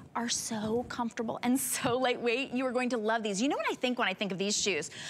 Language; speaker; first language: English; native; English